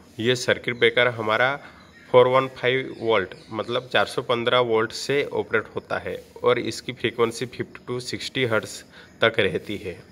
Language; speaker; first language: Hindi; non-native, local second language; Gujarati